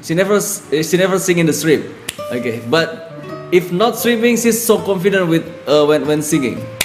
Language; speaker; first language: English; non-native, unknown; Indonesian